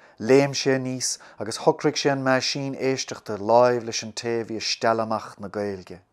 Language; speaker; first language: Irish; native; Irish